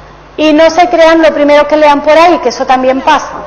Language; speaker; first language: Spanish; native; Spanish